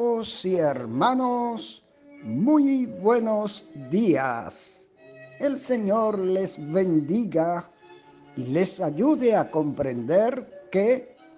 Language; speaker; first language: Spanish; native; Spanish